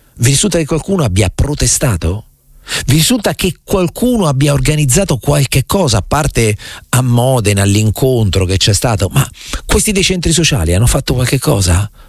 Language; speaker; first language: Italian; native; Italian